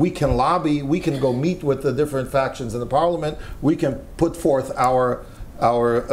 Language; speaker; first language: English; native; English